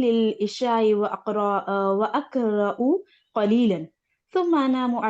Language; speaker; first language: Arabic; non-native, learner; Urdu